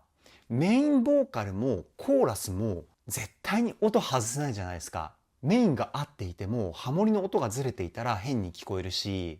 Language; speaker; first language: Japanese; native; Japanese